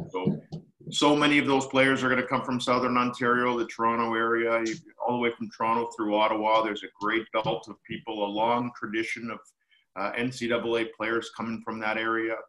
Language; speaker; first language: English; native; English